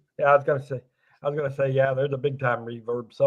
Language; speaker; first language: English; native; English